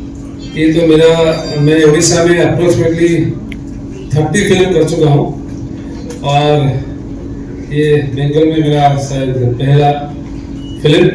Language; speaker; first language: Hindi; non-native, local second language; Odia